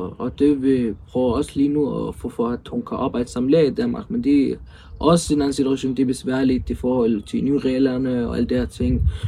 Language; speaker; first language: Danish; early bilingual, other home language; Arabic